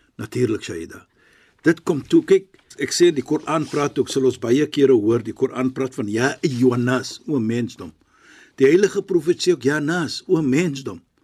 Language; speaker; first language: Afrikaans; non-native, fluent; Arabic